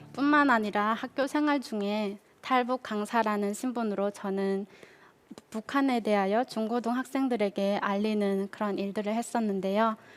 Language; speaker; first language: Korean; native; Korean